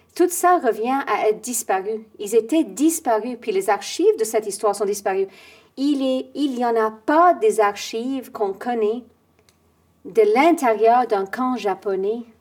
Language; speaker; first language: French; non-native, fluent; English